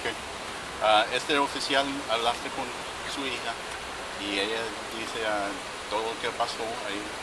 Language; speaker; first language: Spanish; non-native, learner; English